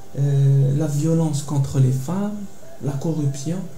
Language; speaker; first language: French; non-native, local second language; Arabic